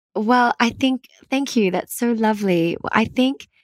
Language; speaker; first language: English; native; English